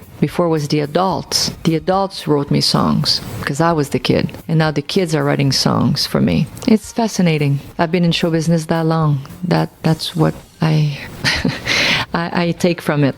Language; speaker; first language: English; non-native, local second language; French